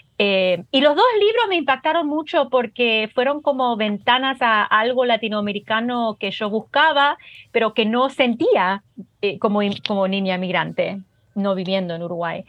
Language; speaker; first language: Spanish; early bilingual, heritage; Spanish